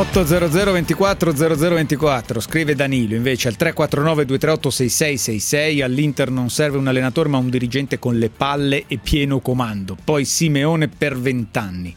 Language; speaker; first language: Italian; native; Italian